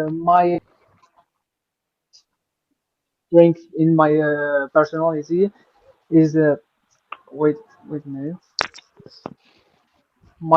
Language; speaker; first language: English; non-native, learner; Arabic